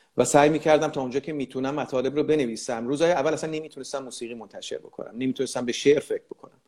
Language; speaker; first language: Persian; native; Persian